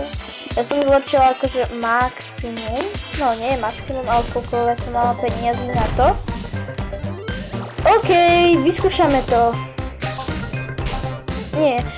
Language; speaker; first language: Slovak; non-native, learner; Ukrainian